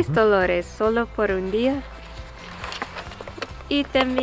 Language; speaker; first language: Spanish; non-native, learner; English